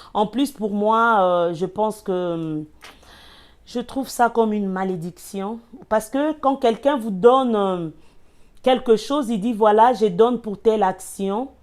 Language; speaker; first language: French; non-native, local second language; Lingala